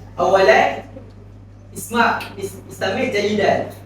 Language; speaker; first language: Arabic; non-native, learner; Malay